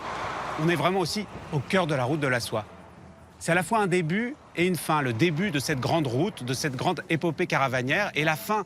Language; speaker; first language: French; native; French